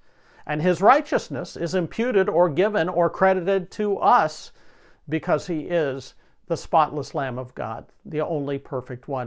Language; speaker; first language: English; native; English